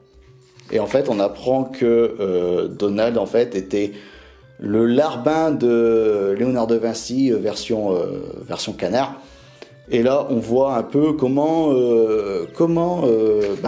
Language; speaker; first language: French; native; French